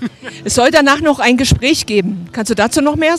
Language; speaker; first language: German; native; German